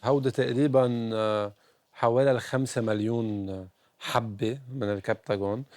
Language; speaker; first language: Arabic; native; Arabic